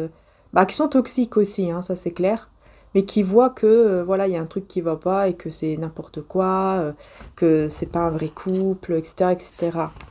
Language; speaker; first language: French; native; French